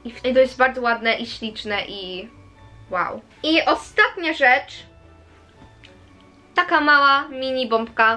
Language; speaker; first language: Polish; early bilingual, heritage; Polish